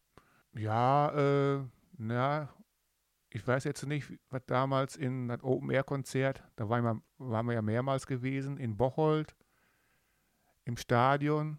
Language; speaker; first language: German; native; German